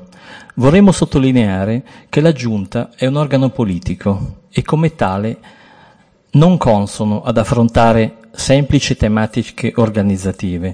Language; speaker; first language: Italian; native; Italian